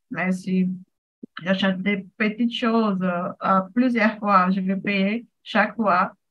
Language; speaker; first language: French; non-native, fluent; Portuguese